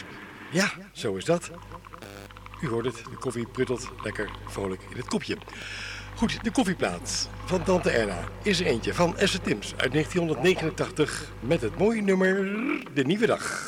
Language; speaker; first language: Dutch; native; Dutch